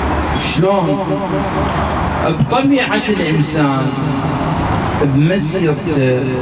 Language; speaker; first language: Arabic; native; Arabic